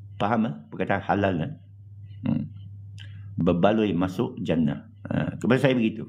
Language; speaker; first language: Malay; non-native, local second language; English